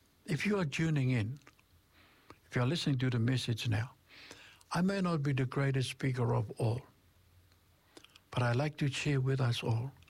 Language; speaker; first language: English; non-native, fluent; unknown